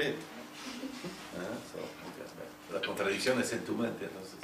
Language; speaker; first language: Spanish; non-native, fluent; French